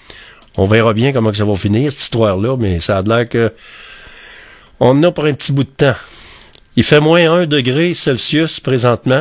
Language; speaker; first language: French; native; French